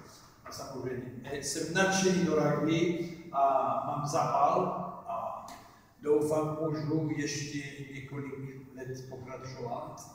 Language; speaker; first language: Czech; non-native, learner; French